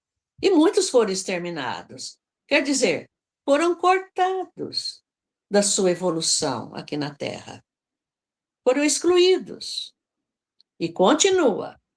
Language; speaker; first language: Portuguese; native; Portuguese